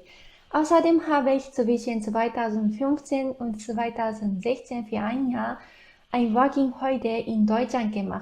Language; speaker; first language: German; non-native, fluent; Japanese